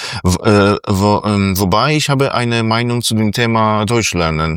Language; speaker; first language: German; non-native, fluent; Polish